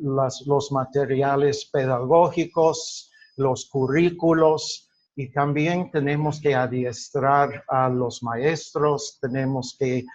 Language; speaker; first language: Spanish; non-native, fluent; English